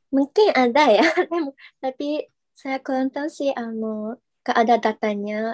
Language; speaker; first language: Indonesian; non-native, fluent; Japanese